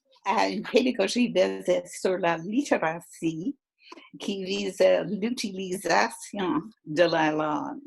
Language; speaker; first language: French; non-native, fluent; English